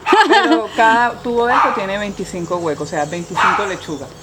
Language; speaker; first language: Spanish; native; Spanish